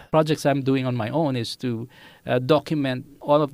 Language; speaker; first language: English; non-native, local second language; Filipino